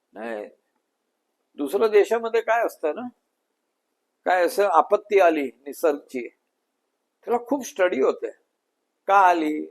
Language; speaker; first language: Marathi; non-native, local second language; Gujarati